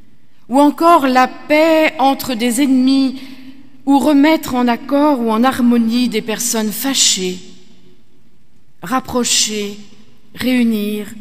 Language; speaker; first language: French; native; French